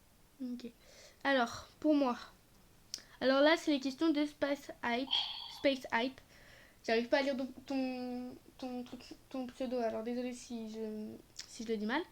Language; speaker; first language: French; native; French